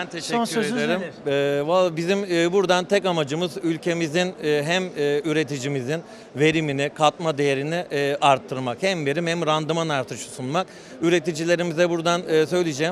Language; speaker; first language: Turkish; native; Turkish